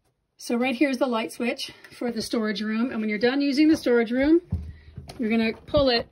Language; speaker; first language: English; native; English